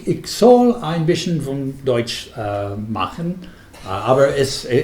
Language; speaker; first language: German; non-native, learner; English